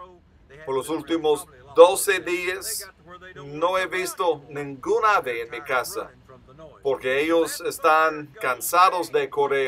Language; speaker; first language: Spanish; non-native, learner; English